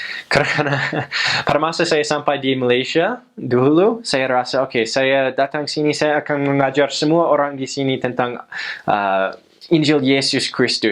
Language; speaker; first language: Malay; non-native, fluent; English